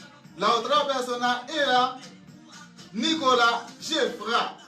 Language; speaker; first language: Spanish; non-native, learner; Haitian Creole